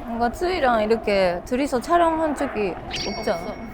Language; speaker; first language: Korean; non-native, fluent; Japanese